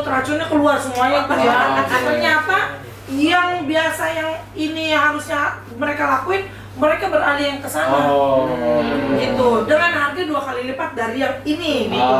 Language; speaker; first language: Indonesian; native; Indonesian